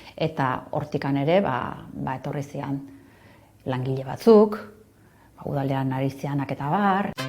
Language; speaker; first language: Basque; native; Basque